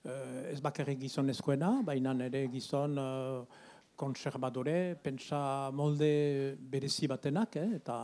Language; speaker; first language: Basque; native; Basque